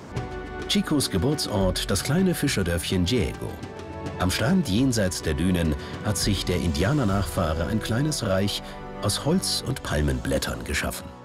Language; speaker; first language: German; native; German